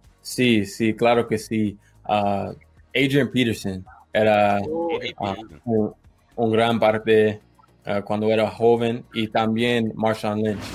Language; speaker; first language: Spanish; non-native, learner; English